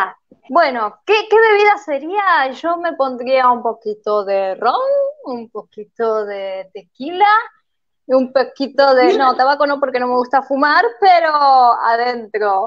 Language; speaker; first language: Spanish; native; Spanish